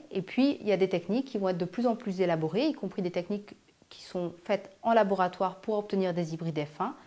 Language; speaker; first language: French; native; French